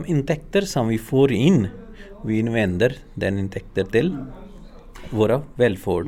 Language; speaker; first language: Swedish; non-native, fluent; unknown